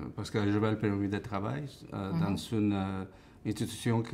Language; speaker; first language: French; non-native, fluent; Spanish